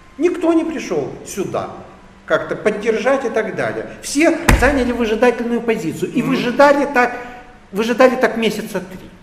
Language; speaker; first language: Russian; native; Russian